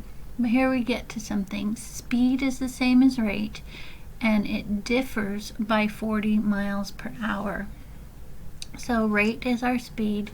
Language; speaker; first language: English; native; English